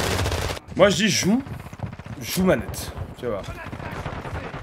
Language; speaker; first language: French; native; French